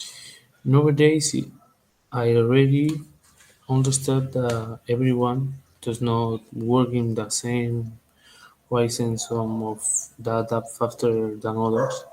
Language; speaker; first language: English; non-native, learner; Spanish